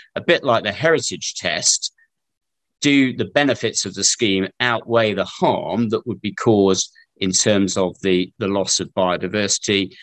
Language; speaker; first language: English; native; English